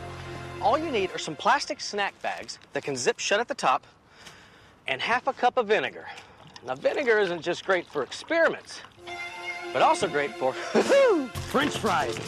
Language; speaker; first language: English; native; English